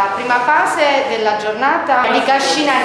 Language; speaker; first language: Italian; native; Italian